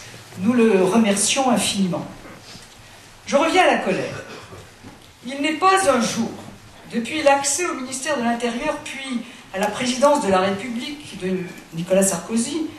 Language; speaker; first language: French; native; French